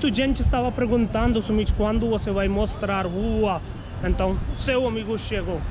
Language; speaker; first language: Portuguese; non-native, learner; Hindi